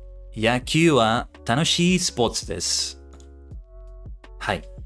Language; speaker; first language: Japanese; non-native, learner; English